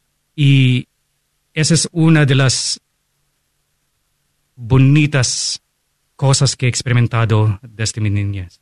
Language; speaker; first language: Spanish; non-native, fluent; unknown